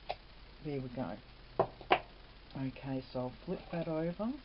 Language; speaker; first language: English; native; English